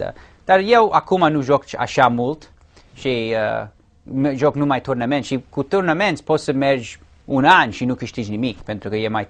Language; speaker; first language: Romanian; early bilingual, heritage; English